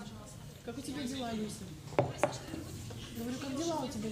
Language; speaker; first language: Russian; native; Russian